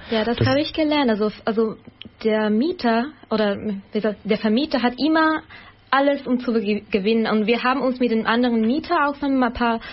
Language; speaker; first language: German; non-native, fluent; Spanish